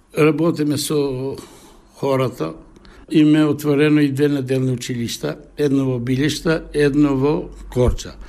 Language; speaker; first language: Bulgarian; early bilingual, heritage; Bulgarian